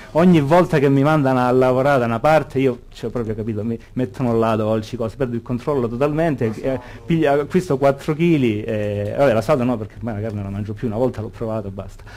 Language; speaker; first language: Italian; native; Italian